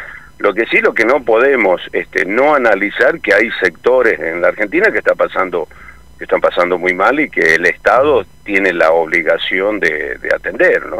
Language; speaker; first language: Spanish; native; Spanish